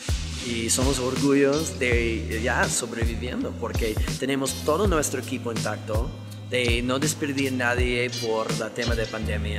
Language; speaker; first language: Spanish; non-native, fluent; English